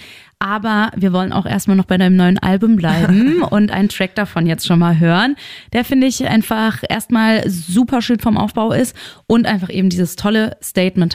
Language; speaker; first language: German; native; German